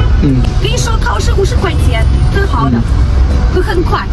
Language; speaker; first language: Chinese; non-native, learner; Russian